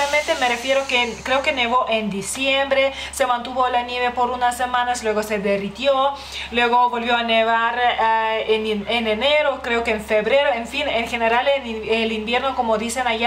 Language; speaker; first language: Spanish; non-native, fluent; Lithuanian